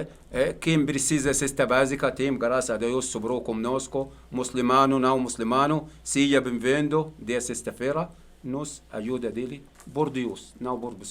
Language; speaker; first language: Portuguese; non-native, learner; Arabic